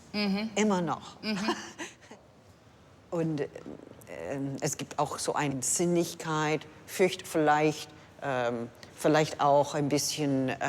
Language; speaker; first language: German; non-native, learner; English